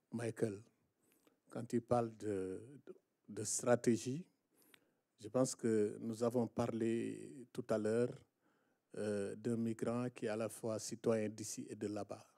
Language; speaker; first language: French; non-native, local second language; Wolof